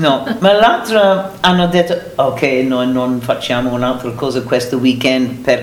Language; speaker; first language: Italian; non-native, learner; English